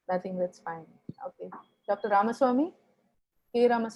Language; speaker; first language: English; non-native, local second language; Tamil